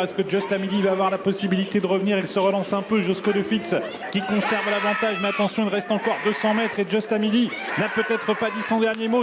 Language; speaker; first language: French; native; French